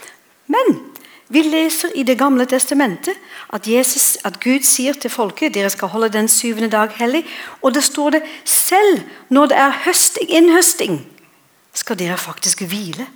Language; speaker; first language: Norwegian; non-native, fluent; English